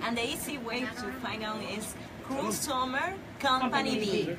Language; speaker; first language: English; non-native, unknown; Spanish